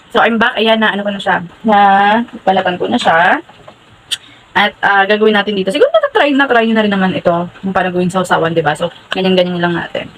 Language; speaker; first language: Filipino; non-native, local second language; Hiligaynon